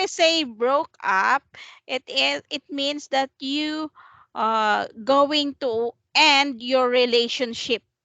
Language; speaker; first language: English; non-native, fluent; Vietnamese